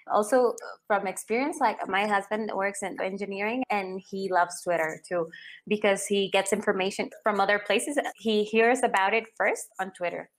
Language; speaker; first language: English; non-native, fluent; Spanish